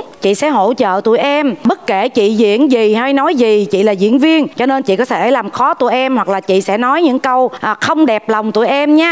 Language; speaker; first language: Vietnamese; native; Vietnamese